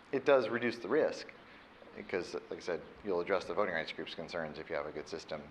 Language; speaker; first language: English; native; English